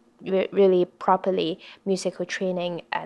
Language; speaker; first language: English; non-native, local second language; Cantonese